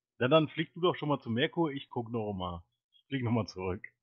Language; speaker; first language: German; native; German